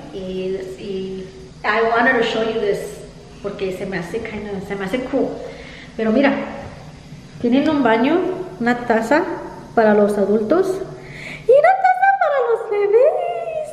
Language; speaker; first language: Spanish; early bilingual, heritage; Spanish